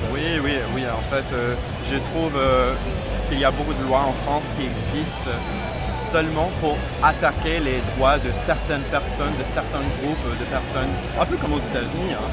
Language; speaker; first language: French; non-native, fluent; English